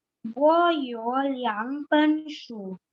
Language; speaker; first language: Chinese; non-native, learner; Indonesian